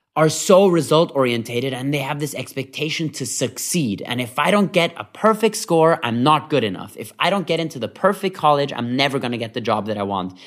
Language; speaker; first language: English; early bilingual, other home language; Hebrew